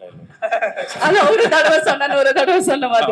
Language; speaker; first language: Tamil; native; Tamil